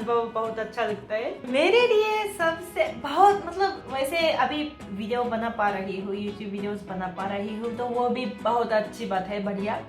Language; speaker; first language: Hindi; non-native, fluent; Japanese